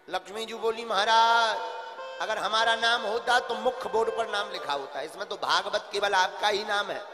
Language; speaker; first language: Hindi; native; Hindi